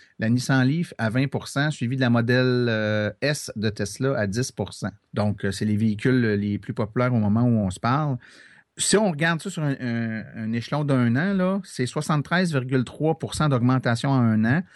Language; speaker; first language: French; native; French